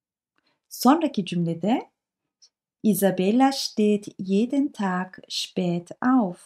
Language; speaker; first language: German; non-native, fluent; Turkish